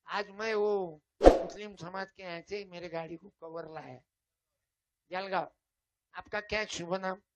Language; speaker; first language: Hindi; non-native, local second language; Marathi